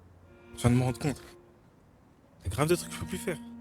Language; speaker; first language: French; native; French